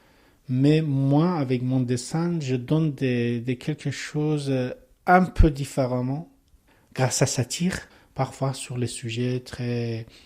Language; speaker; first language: French; non-native, learner; Persian